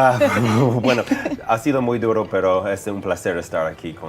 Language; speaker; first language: Spanish; non-native, fluent; English